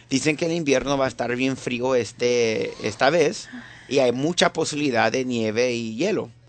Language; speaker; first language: Spanish; early bilingual, heritage; Spanish